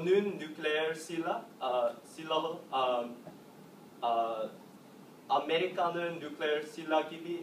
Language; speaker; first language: Turkish; non-native, learner; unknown